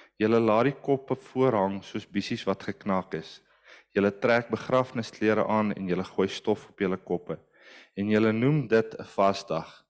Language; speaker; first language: Afrikaans; non-native, local second language; English